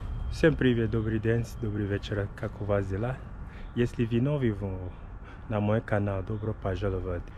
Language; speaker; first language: Russian; non-native, learner; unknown